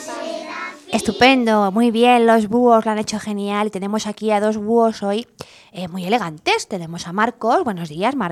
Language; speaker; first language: Spanish; native; Spanish